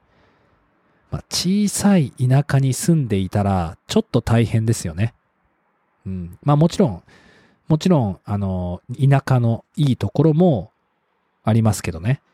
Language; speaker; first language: Japanese; non-native, fluent; English